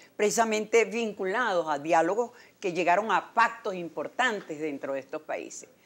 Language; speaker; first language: Spanish; native; Spanish